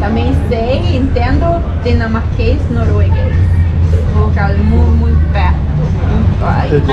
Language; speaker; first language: Portuguese; early bilingual, heritage; Portuguese